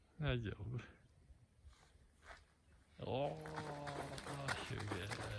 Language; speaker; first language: Japanese; native; Japanese